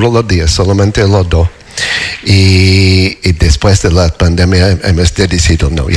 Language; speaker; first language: Spanish; non-native, learner; English